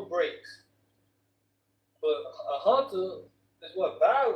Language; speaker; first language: English; native; English